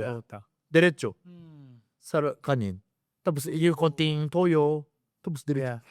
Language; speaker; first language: Filipino; non-native, learner; Japanese